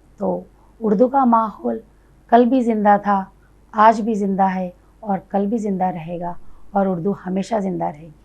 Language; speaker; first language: Urdu; native; Urdu